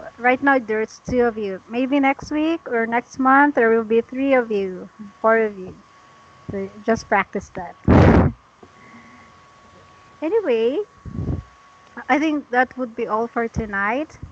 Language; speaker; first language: English; non-native, fluent; Cebuano